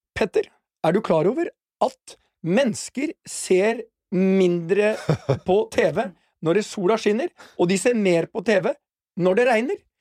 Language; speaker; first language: Norwegian; native; Norwegian